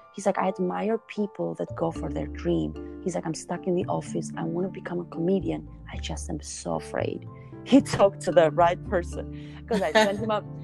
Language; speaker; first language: English; non-native, fluent; Albanian